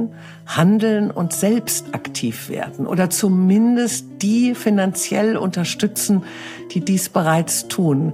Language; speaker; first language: German; native; German